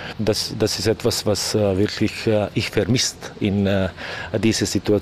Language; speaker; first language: German; non-native, learner; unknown